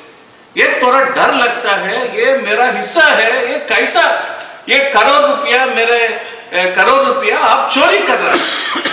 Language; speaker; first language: Hindi; non-native, local second language; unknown